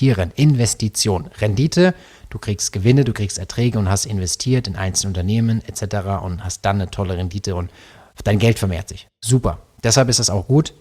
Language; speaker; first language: German; native; German